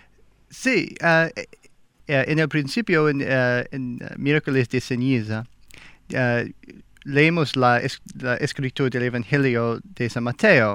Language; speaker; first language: Spanish; non-native, learner; English